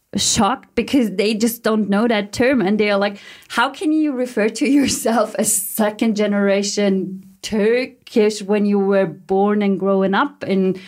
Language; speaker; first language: English; early bilingual, heritage; German